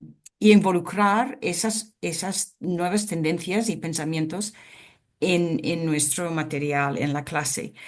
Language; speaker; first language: Spanish; non-native, fluent; English